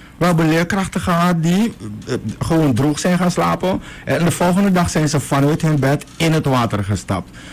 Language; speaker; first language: Dutch; native; Dutch